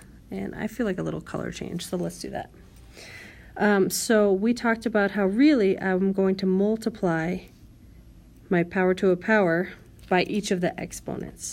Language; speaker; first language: English; native; English